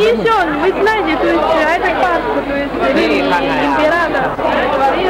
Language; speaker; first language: Russian; non-native, learner; Chinese